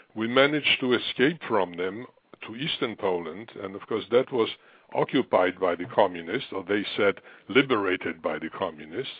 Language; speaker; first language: English; non-native, fluent; Russian